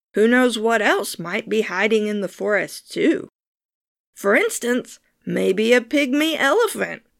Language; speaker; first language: English; native; English